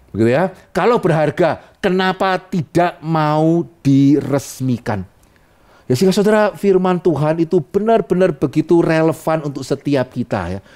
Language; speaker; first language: Indonesian; native; Indonesian